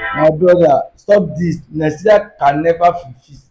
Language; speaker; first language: English; non-native, local second language; Yoruba